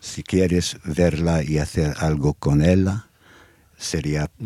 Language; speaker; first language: Spanish; non-native, fluent; English